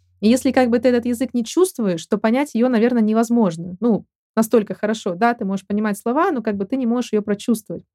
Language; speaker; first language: Russian; native; Russian